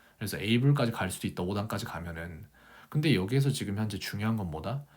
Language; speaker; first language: Korean; native; Korean